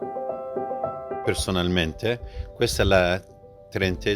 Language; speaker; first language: Italian; non-native, fluent; Arabic